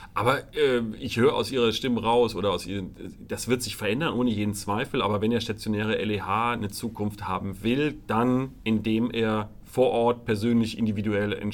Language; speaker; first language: German; native; German